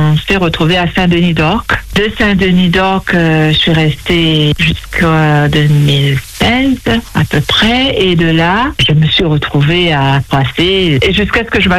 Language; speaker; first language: French; non-native, local second language; Morisyen